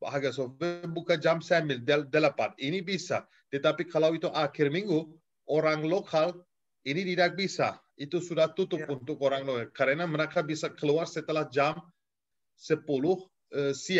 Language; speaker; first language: Indonesian; non-native, fluent; Turkish